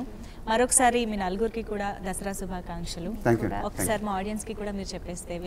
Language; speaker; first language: Telugu; native; Telugu